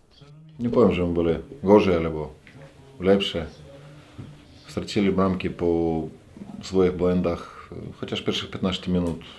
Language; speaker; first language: Polish; non-native, fluent; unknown